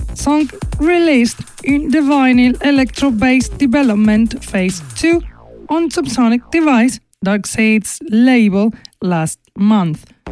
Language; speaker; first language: English; non-native, fluent; Spanish